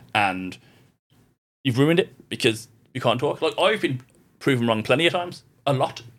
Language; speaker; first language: English; native; English